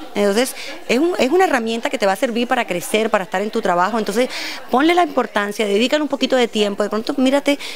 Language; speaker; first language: Spanish; native; Spanish